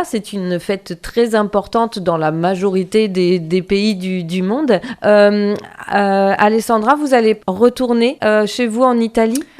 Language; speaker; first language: French; native; French